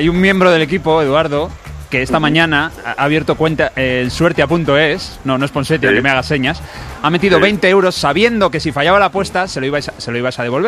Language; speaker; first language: Spanish; native; Spanish